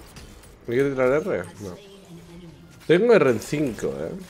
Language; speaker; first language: Spanish; native; Spanish